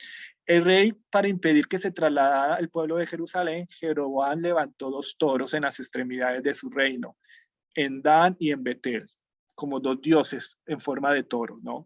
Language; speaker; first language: Spanish; native; Spanish